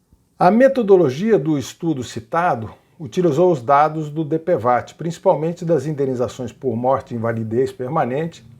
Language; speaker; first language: Portuguese; native; Portuguese